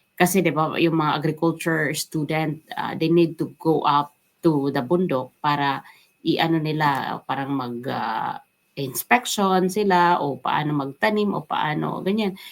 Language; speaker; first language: Filipino; non-native, local second language; Waray